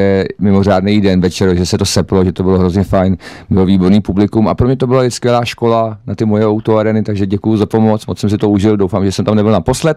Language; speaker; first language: Czech; native; Czech